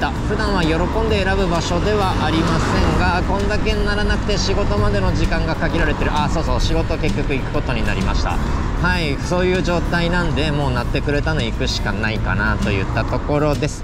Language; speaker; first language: Japanese; native; Japanese